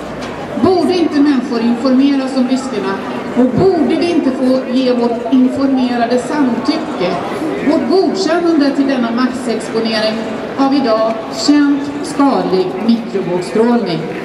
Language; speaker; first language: Swedish; native; Swedish